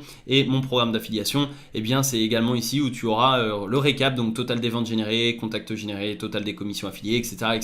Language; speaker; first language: French; native; French